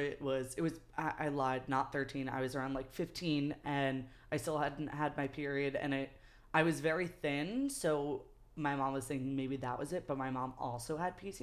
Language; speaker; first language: English; native; English